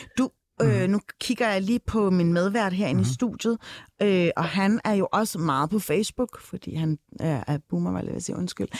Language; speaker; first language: Danish; native; Danish